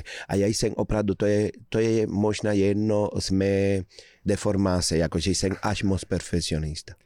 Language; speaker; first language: Czech; non-native, fluent; Spanish